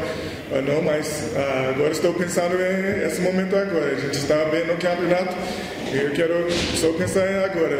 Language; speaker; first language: Portuguese; non-native, learner; English